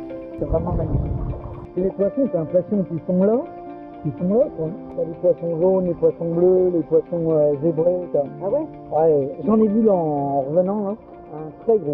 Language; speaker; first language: French; native; French